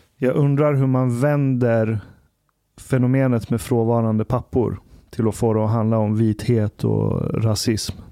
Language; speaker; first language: Swedish; early bilingual, other home language; Persian